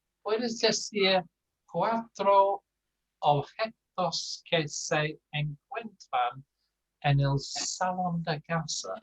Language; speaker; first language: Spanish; non-native, learner; English